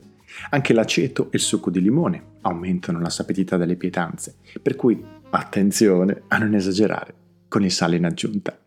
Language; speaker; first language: Italian; native; Italian